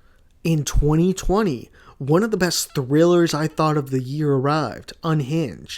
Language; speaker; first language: English; native; English